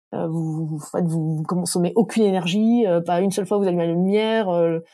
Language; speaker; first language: French; native; French